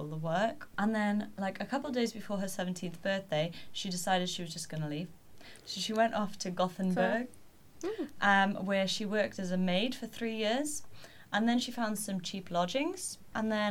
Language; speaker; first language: English; native; English